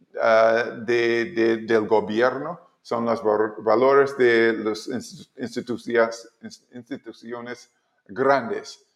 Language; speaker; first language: Spanish; non-native, learner; English